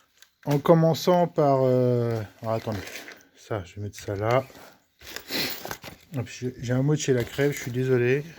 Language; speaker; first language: French; native; French